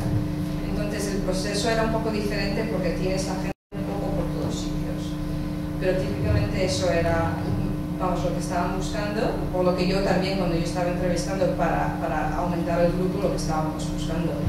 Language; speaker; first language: Spanish; early bilingual, heritage; English